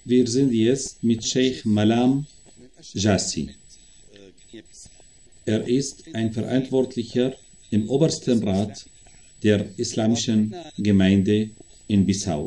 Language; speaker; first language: German; non-native, fluent; Arabic